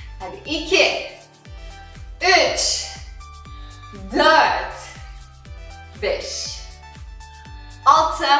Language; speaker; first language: Turkish; non-native, fluent; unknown